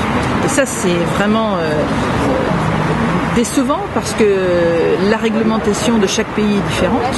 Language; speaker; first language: French; native; French